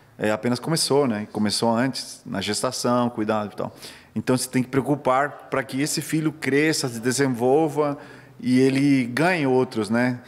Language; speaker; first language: Portuguese; non-native, fluent; Spanish